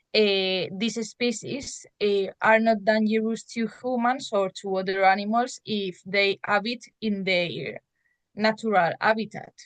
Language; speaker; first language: English; non-native, learner; Spanish